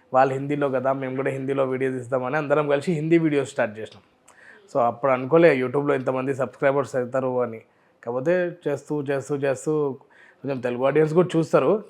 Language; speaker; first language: Telugu; non-native, local second language; Urdu